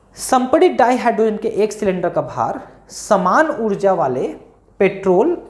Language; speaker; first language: Hindi; native; Hindi